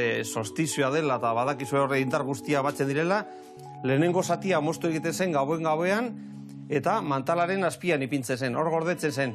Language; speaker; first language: Basque; native; Basque